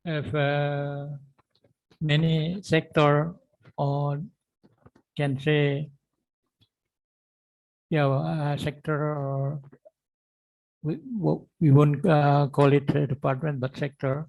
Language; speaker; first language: English; non-native, learner; Indonesian